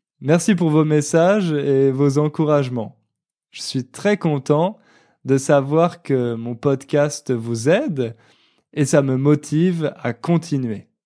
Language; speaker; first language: French; native; French